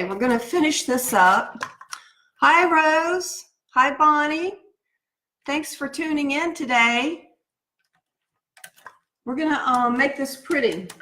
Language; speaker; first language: English; native; English